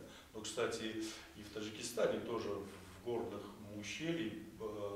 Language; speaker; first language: Russian; native; Russian